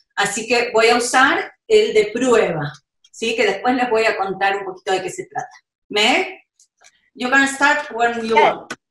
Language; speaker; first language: English; non-native, learner; Spanish